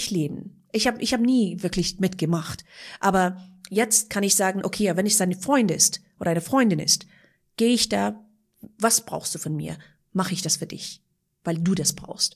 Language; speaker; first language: German; non-native, fluent; Persian